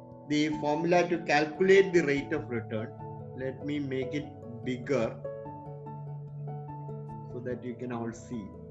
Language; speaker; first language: English; non-native, local second language; Malayalam